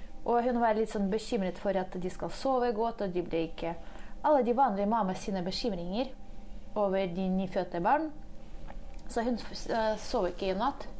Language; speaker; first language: Norwegian; non-native, fluent; Ukrainian